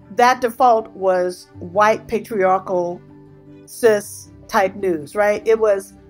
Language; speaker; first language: English; native; English